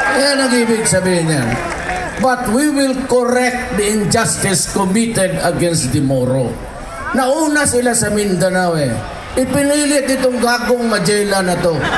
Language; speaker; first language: Filipino; non-native, local second language; Cebuano